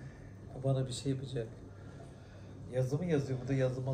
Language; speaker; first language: Turkish; native; Turkish